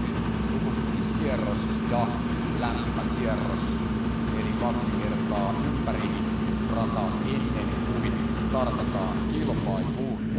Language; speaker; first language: Finnish; native; Finnish